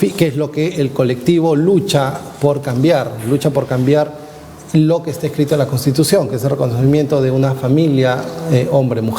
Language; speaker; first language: Spanish; native; Spanish